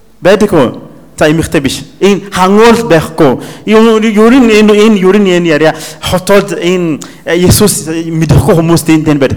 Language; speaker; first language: Mongolian; non-native, fluent; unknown